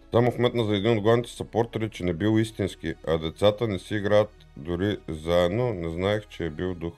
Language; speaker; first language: Bulgarian; native; Bulgarian